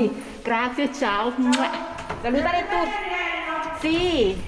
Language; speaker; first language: Italian; non-native, learner; Thai